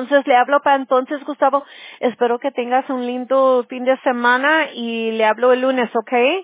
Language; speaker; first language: Spanish; early bilingual, heritage; Spanish